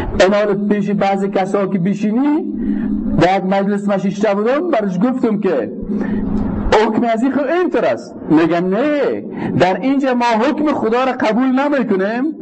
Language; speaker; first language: Persian; native; Persian